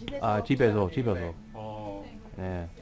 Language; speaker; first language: Korean; non-native, learner; English